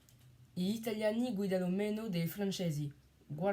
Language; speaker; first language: Italian; non-native, learner; French